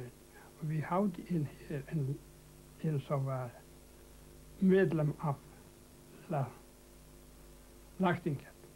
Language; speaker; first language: Danish; non-native, local second language; Faroese